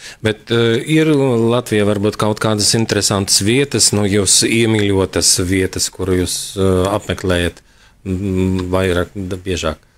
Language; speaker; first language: Latvian; non-native, local second language; Russian